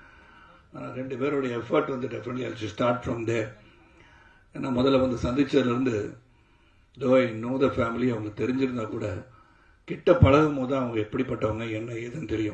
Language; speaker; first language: Tamil; native; Tamil